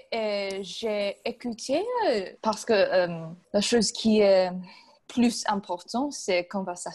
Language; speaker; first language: French; non-native, learner; English